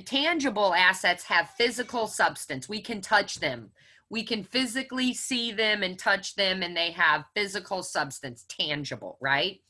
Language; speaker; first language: English; native; English